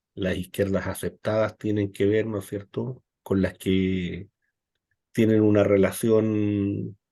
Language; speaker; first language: Spanish; native; Spanish